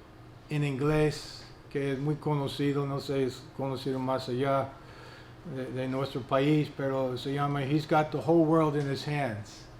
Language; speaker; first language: Spanish; non-native, fluent; English